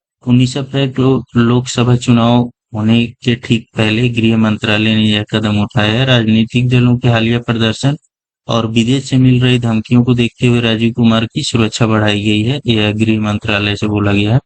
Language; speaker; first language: Hindi; native; Hindi